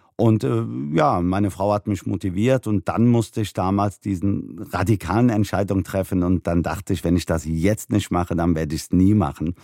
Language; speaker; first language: German; early bilingual, other home language; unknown